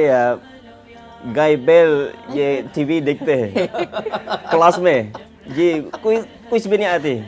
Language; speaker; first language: Hindi; non-native, fluent; Khmer